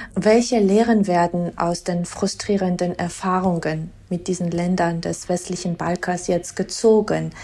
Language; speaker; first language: German; non-native, fluent; Georgian